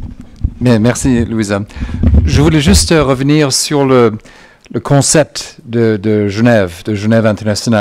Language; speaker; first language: French; non-native, fluent; English